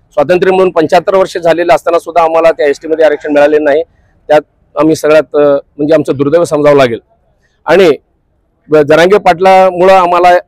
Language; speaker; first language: Marathi; non-native, local second language; Lambadi